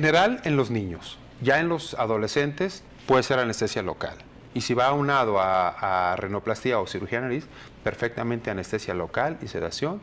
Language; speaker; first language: Spanish; native; Spanish